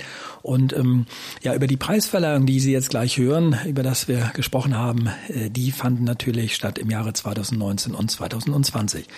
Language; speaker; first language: German; native; German